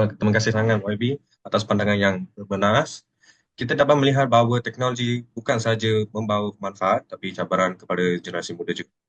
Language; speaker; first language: Malay; non-native, local second language; Telugu